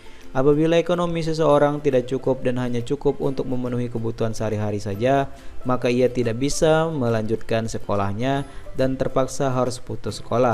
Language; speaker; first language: Indonesian; native; Indonesian